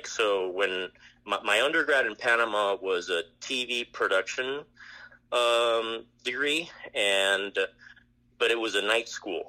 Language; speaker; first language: English; non-native, fluent; Spanish